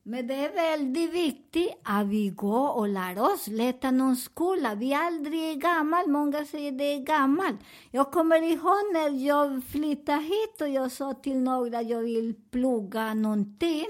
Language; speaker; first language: Swedish; non-native, learner; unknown